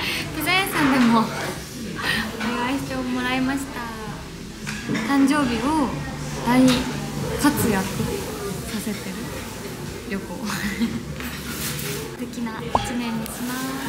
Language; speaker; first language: Japanese; native; Japanese